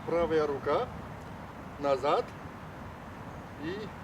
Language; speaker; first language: Russian; non-native, learner; Chinese